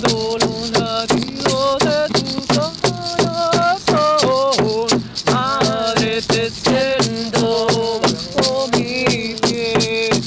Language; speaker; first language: Spanish; native; Spanish